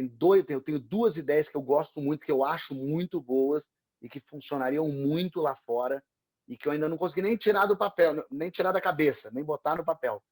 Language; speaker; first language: Portuguese; native; Portuguese